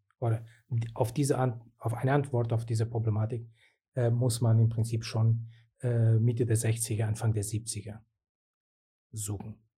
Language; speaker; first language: German; non-native, fluent; Portuguese